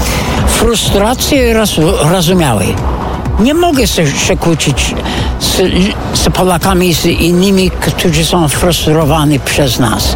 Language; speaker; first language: Polish; non-native, fluent; English